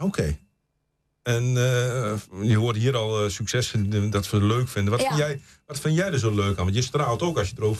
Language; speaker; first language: Dutch; native; Dutch